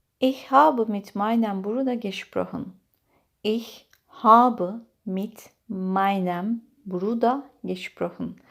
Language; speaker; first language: German; non-native, fluent; Turkish